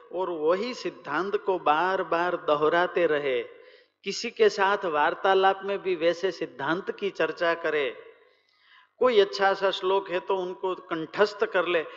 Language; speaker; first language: Hindi; non-native, local second language; Gujarati